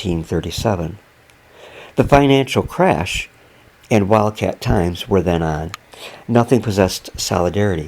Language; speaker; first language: English; native; English